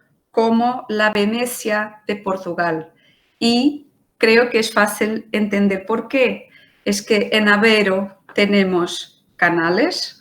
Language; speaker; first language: Spanish; non-native, fluent; Portuguese